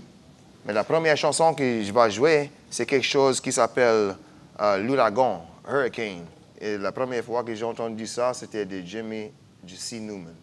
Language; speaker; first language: French; non-native, fluent; English